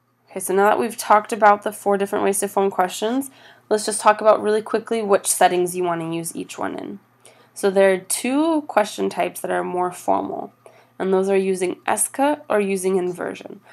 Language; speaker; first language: English; native; English